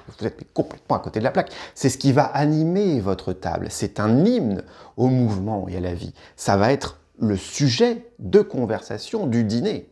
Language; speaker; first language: French; native; French